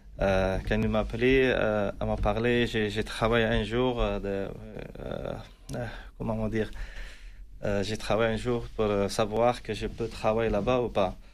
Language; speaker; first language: French; non-native, learner; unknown